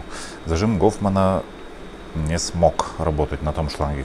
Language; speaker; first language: Russian; native; Russian